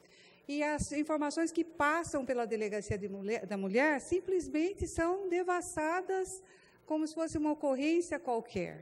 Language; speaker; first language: Portuguese; native; Portuguese